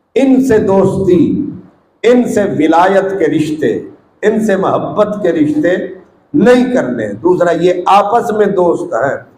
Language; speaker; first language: Urdu; non-native, local second language; Punjabi